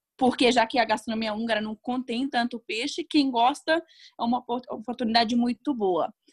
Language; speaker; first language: Portuguese; non-native, fluent; Hungarian